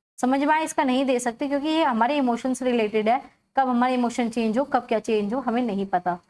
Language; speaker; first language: Hindi; native; Hindi